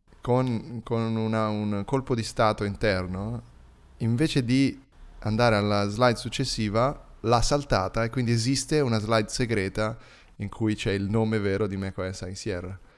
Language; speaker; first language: Italian; native; Italian